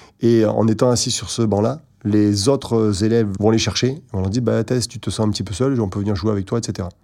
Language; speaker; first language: French; native; French